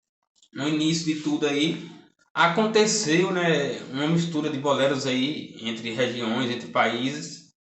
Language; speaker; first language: Portuguese; native; Portuguese